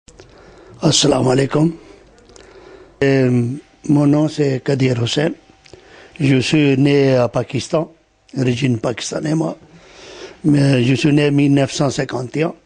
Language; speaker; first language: French; non-native, learner; Punjabi